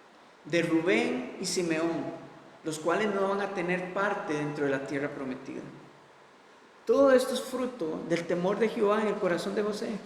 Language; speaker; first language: Spanish; native; Spanish